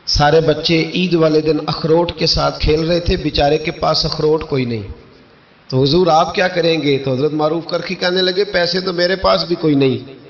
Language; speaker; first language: Urdu; non-native, local second language; Punjabi